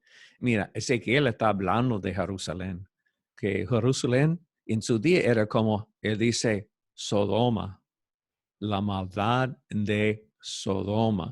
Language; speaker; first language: Spanish; non-native, fluent; English